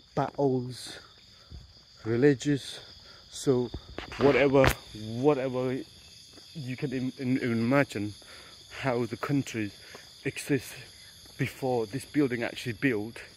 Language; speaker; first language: English; non-native, fluent; Khmer